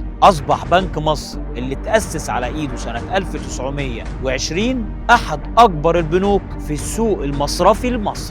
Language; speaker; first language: Arabic; native; Arabic